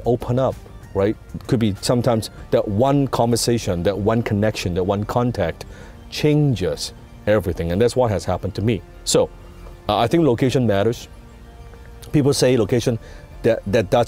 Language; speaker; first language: English; non-native, local second language; Cantonese